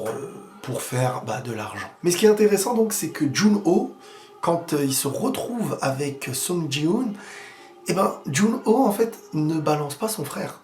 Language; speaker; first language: French; native; French